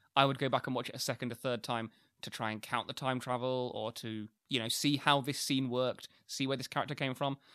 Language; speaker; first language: English; native; English